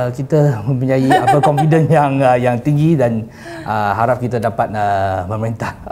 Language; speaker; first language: Malay; native; Malay